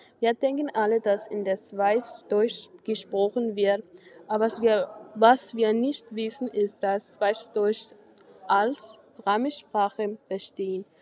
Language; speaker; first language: German; non-native, learner; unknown